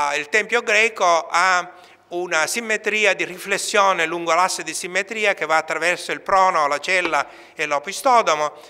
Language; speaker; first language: Italian; native; Italian